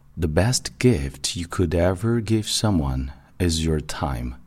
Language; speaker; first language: English; non-native, fluent; Chinese